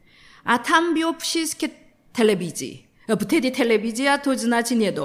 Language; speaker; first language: Polish; non-native, learner; Korean